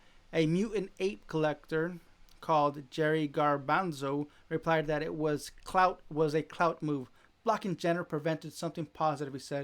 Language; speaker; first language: English; native; English